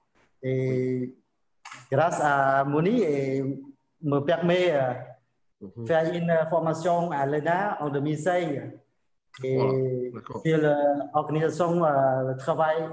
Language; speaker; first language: French; non-native, learner; Khmer